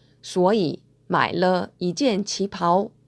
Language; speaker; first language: Chinese; non-native, fluent; Korean